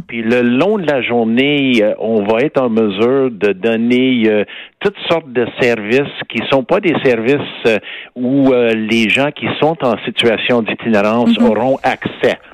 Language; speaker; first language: French; non-native, fluent; English